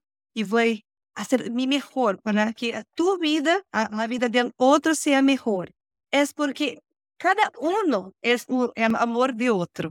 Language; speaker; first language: Spanish; non-native, learner; Portuguese